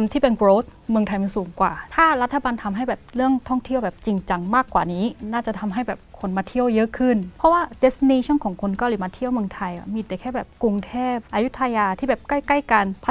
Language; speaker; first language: Thai; non-native, fluent; Korean